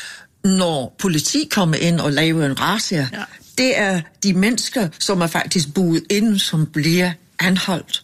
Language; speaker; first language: Danish; non-native, fluent; English